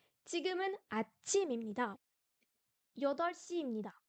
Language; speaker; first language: Korean; non-native, fluent; French